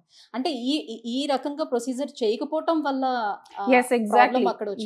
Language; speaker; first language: Telugu; native; Telugu